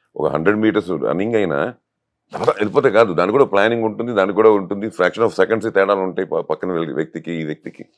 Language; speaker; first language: Telugu; native; Telugu